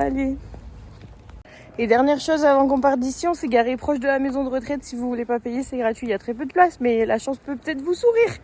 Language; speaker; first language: French; native; French